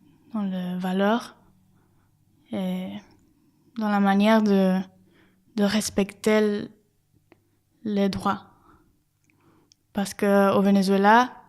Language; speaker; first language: French; non-native, fluent; Spanish